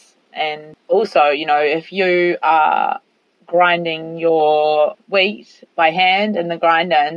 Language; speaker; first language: English; native; English